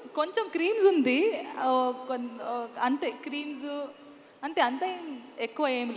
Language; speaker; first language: Telugu; non-native, learner; Kannada